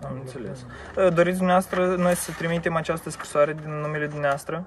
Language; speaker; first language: Romanian; native; Romanian